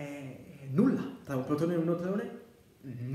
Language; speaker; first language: Italian; native; Italian